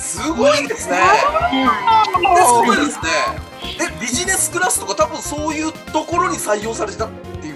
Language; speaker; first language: Japanese; native; Japanese